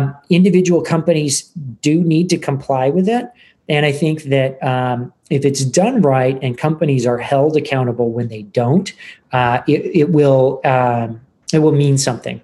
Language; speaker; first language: English; native; English